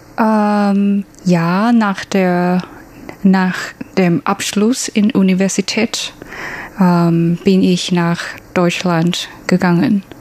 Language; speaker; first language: German; non-native, learner; Chinese